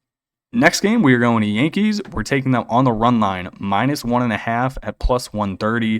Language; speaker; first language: English; native; English